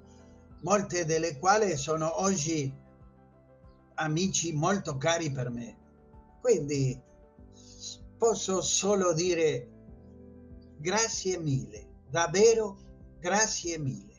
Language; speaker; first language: Italian; non-native, fluent; Spanish